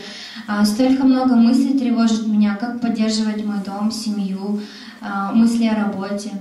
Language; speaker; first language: Russian; native; Russian